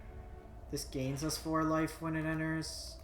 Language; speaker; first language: English; native; English